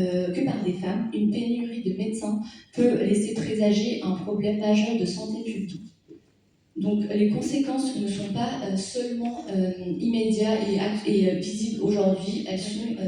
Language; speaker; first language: French; native; French